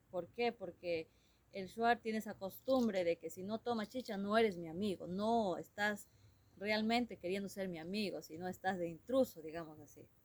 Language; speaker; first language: Spanish; non-native, local second language; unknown